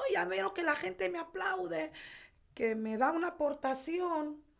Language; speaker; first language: Spanish; native; Spanish